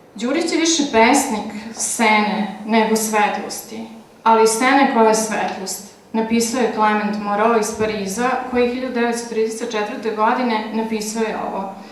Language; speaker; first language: Serbian; native; Serbian